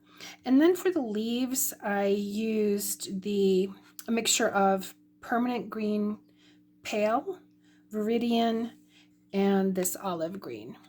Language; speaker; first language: English; native; English